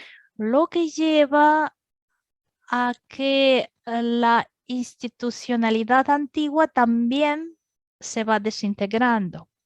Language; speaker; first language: Spanish; non-native, fluent; Russian